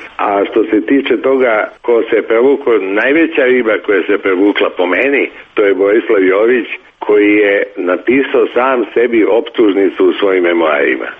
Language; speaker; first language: Serbian; native; Serbian